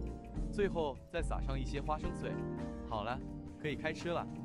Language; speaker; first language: Chinese; native; Chinese